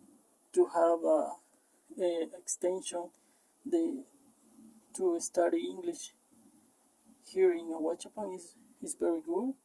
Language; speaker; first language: English; non-native, learner; Spanish